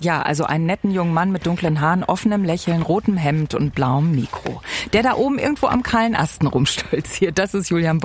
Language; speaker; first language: German; native; German